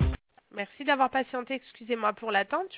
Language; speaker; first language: French; native; French